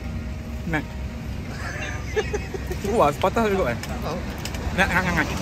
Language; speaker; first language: Malay; native; Malay